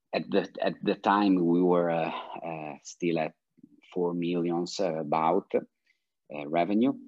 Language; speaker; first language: English; non-native, fluent; Italian